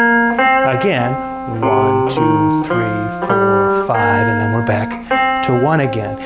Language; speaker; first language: English; native; English